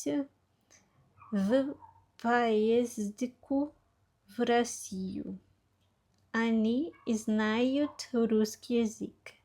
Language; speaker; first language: Russian; non-native, learner; Portuguese